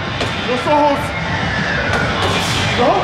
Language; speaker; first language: Spanish; non-native, learner; English